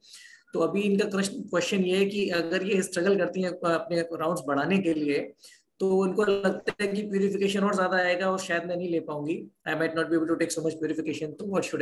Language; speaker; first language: Hindi; native; Hindi